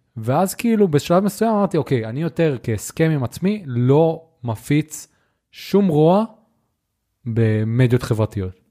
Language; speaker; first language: Hebrew; early bilingual, heritage; Hebrew